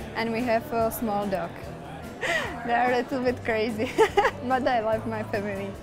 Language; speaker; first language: English; non-native, learner; Czech